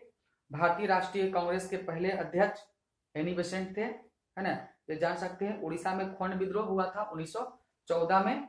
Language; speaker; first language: Hindi; native; Hindi